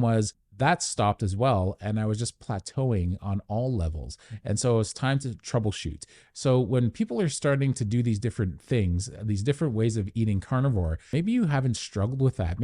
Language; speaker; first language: English; native; English